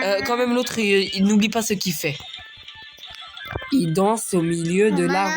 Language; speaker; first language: French; native; French